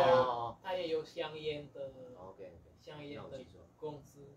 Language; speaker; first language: Chinese; non-native, fluent; Indonesian